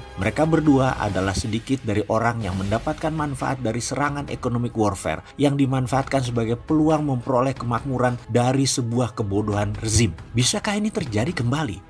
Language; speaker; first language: Indonesian; native; Indonesian